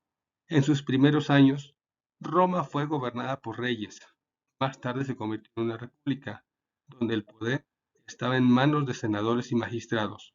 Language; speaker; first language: Spanish; native; Spanish